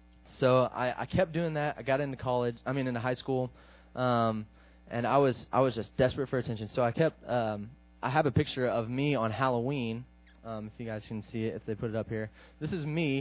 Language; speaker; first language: English; native; English